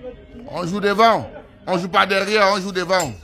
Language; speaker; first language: French; native; French